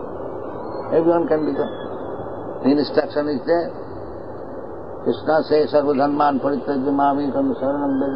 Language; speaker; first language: English; non-native, local second language; Bangla